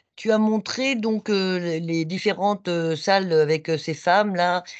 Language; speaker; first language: French; native; French